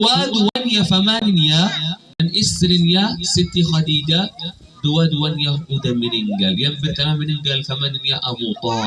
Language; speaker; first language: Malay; non-native, fluent; Arabic